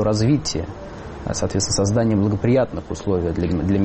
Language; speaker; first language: Russian; native; Russian